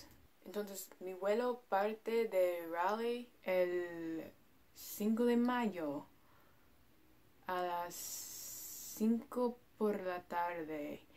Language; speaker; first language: Spanish; non-native, learner; English